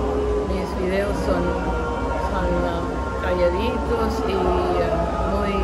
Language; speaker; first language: Spanish; non-native, local second language; English